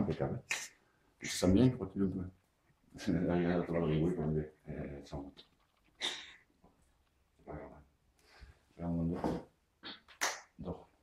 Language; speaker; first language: French; native; French